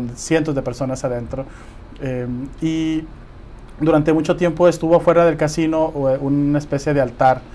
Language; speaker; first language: Spanish; native; Spanish